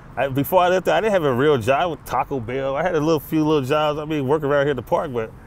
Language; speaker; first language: English; native; English